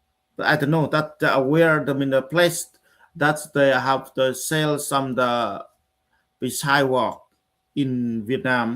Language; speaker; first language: English; non-native, learner; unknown